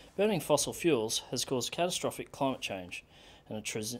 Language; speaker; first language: English; native; English